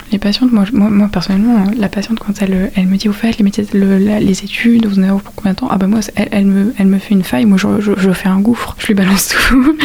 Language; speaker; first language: French; native; French